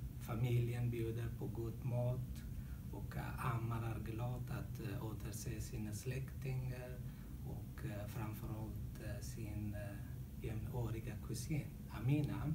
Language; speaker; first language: Swedish; non-native, learner; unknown